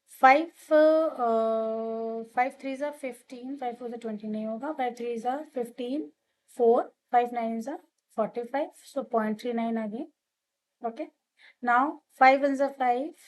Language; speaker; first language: English; non-native, local second language; Hindi